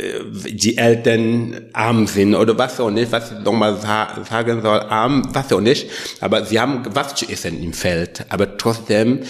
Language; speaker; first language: German; non-native, learner; French